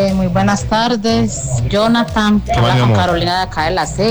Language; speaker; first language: Spanish; native; Spanish